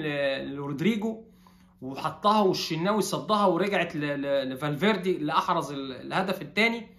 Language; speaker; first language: Arabic; native; Arabic